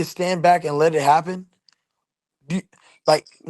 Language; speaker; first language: English; native; English